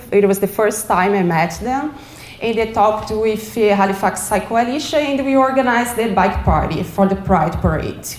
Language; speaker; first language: English; non-native, learner; Portuguese